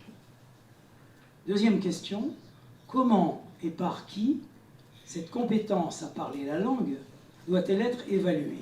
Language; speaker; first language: French; native; French